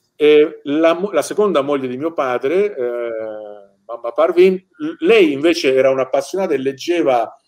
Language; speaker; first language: Italian; non-native, fluent; Persian